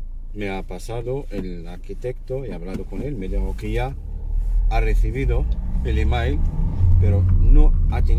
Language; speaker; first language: Spanish; non-native, fluent; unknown